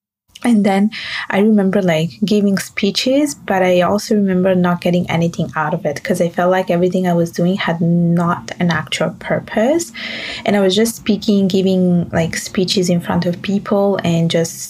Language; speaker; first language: English; non-native, fluent; Italian